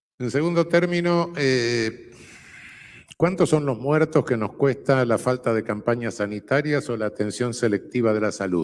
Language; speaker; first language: Spanish; native; Spanish